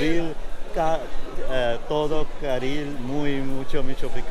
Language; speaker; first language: Portuguese; non-native, learner; English